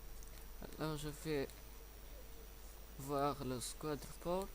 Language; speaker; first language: French; non-native, learner; English